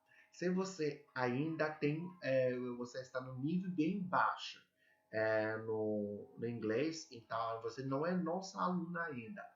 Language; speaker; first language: Portuguese; non-native, learner; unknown